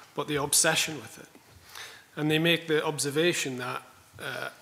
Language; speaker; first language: English; native; English